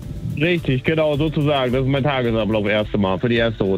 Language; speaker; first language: German; native; German